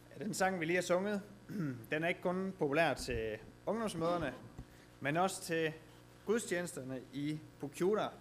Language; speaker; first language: Danish; native; Danish